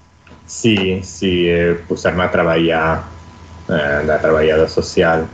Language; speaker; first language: Catalan; non-native, learner; Italian